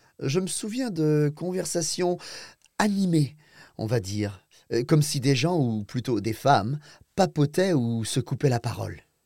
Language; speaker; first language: French; native; French